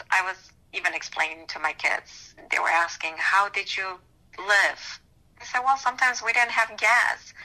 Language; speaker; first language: English; non-native, fluent; Romanian